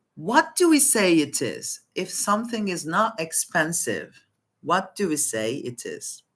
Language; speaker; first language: English; non-native, fluent; Turkish